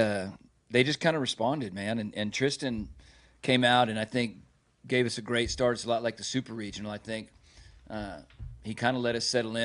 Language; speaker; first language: English; native; English